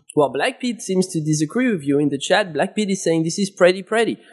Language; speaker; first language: English; non-native, fluent; French